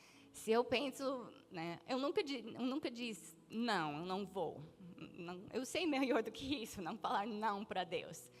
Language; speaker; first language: Portuguese; non-native, fluent; English